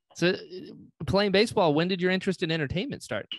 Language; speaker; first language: English; native; English